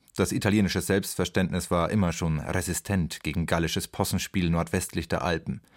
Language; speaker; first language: German; native; German